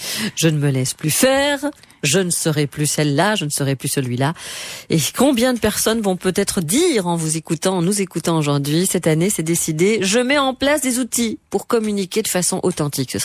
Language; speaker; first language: French; native; French